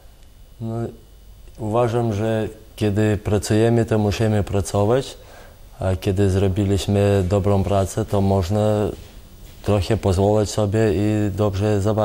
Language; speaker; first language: Polish; non-native, fluent; Lithuanian